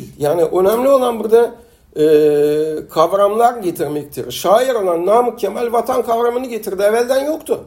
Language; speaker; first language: Turkish; native; Turkish